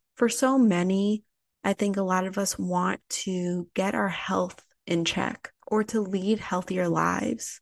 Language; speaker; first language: English; native; English